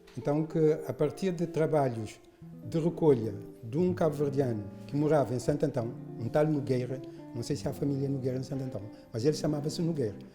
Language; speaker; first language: Portuguese; non-native, local second language; Kabuverdianu